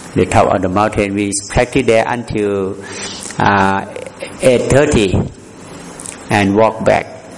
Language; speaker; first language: English; non-native, learner; Thai